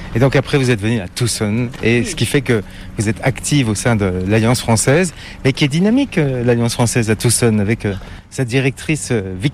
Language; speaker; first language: French; native; French